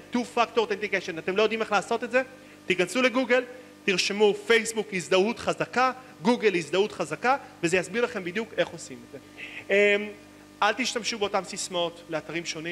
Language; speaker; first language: Hebrew; native; Hebrew